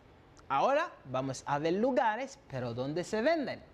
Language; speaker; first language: Spanish; non-native, fluent; French